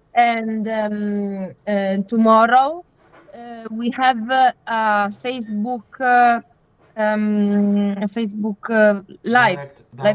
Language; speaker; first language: English; non-native, learner; Italian